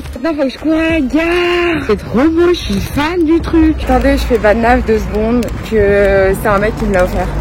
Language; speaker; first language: French; native; French